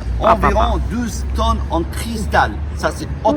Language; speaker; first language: French; non-native, fluent; Arabic